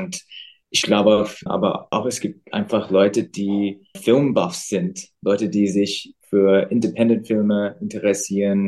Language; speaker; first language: German; non-native, fluent; English